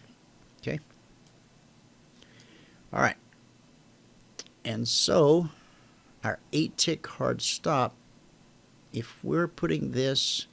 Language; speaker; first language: English; native; English